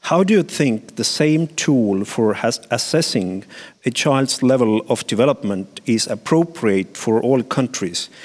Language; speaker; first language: English; non-native, fluent; Estonian